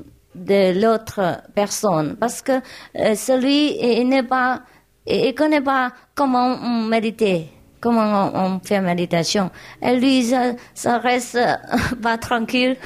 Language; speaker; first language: French; non-native, learner; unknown